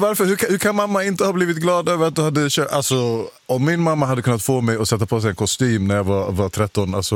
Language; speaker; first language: Swedish; native; Swedish